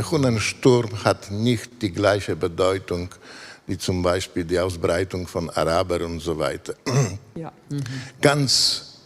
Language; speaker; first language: German; non-native, fluent; Polish